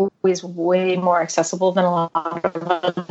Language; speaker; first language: English; native; English